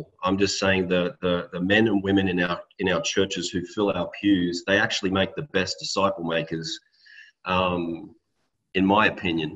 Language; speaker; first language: English; native; English